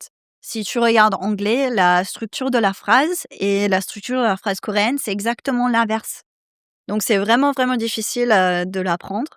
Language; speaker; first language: French; non-native, fluent; Serbian